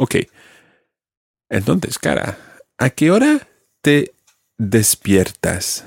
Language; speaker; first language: Spanish; non-native, fluent; English